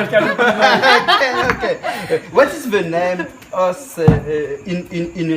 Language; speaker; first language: English; non-native, learner; Réunion Creole French